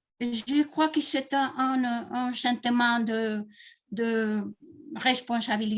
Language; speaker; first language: French; non-native, learner; Spanish